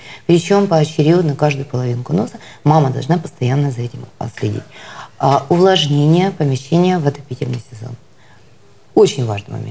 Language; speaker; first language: Russian; native; Russian